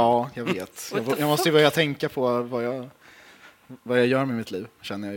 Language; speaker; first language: Swedish; native; Swedish